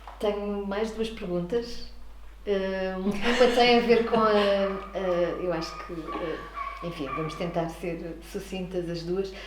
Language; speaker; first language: Portuguese; native; Portuguese